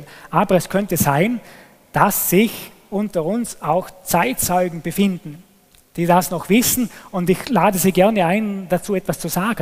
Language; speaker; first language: German; native; German